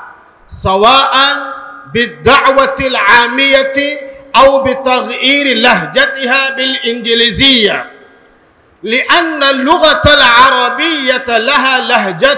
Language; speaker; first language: Arabic; non-native, fluent; Urdu